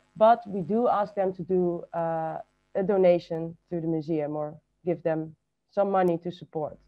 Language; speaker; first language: English; non-native, fluent; Dutch